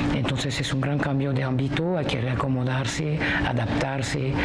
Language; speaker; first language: Spanish; non-native, fluent; French